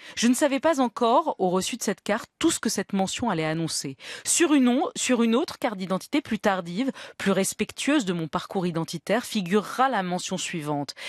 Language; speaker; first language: French; native; French